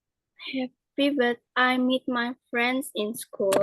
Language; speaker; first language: English; non-native, learner; Indonesian